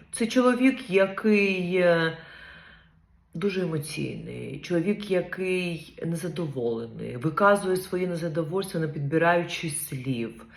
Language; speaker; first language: Ukrainian; non-native, local second language; Russian